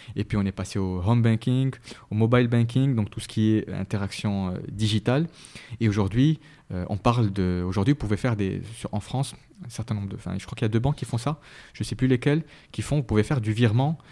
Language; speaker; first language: French; non-native, local second language; Arabic